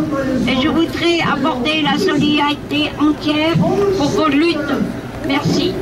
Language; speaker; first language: French; non-native, fluent; Vietnamese